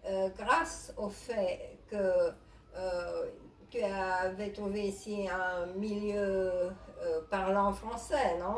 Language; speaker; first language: French; non-native, fluent; Romanian